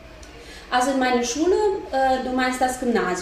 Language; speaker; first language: German; non-native, fluent; Romanian